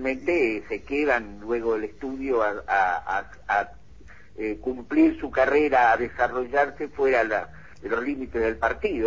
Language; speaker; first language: Spanish; native; Spanish